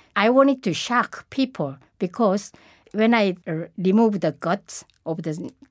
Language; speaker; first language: English; non-native, fluent; Korean